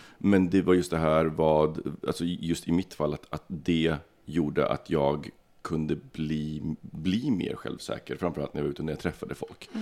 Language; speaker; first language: Swedish; early bilingual, other home language; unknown